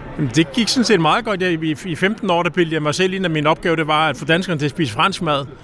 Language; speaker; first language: Danish; native; Danish